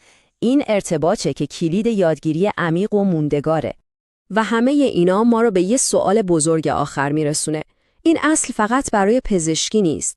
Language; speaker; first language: Persian; native; Persian